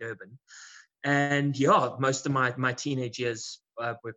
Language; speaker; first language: English; native; English